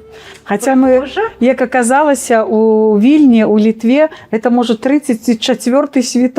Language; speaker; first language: Belarusian; native; Belarusian